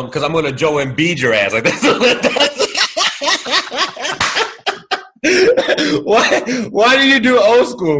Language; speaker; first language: English; native; English